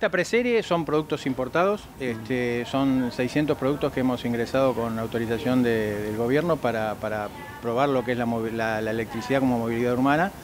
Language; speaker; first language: Spanish; native; Spanish